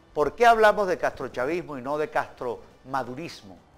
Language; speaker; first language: Spanish; native; Spanish